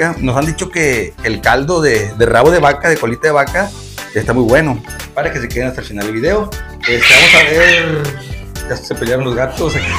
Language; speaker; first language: Spanish; native; Spanish